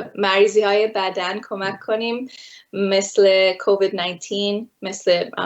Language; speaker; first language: Persian; early bilingual, heritage; Persian